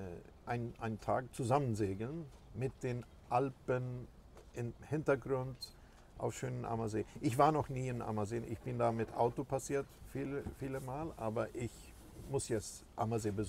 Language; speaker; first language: German; non-native, fluent; Swedish